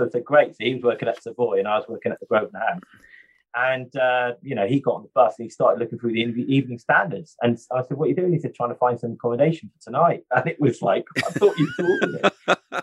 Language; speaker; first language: English; native; English